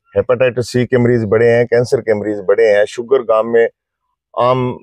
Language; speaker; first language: Hindi; native; Hindi